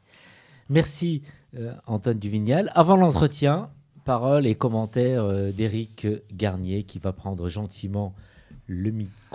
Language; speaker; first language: French; native; French